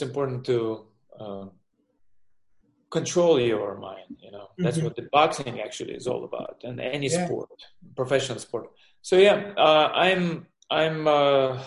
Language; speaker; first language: English; non-native, fluent; Russian